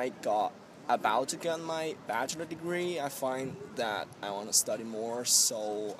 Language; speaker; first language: English; non-native, fluent; Chinese